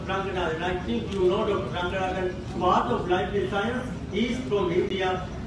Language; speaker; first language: English; non-native, local second language; Sinhala